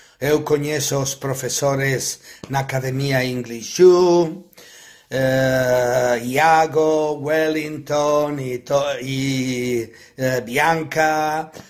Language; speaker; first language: Portuguese; non-native, fluent; Spanish